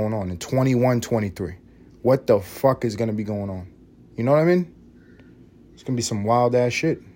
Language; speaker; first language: English; early bilingual, other home language; Spanish